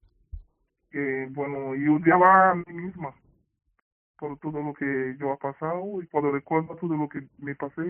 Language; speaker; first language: Spanish; non-native, learner; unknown